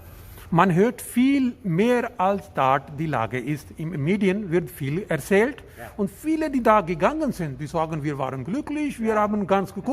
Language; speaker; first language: German; non-native, learner; Urdu